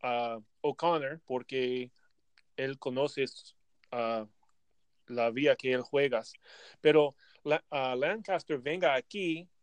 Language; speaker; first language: Spanish; non-native, learner; English